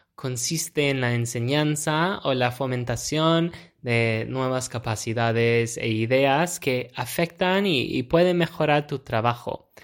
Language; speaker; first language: Spanish; non-native, fluent; English